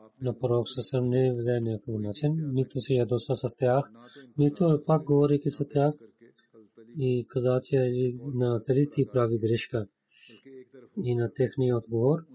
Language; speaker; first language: Bulgarian; non-native, learner; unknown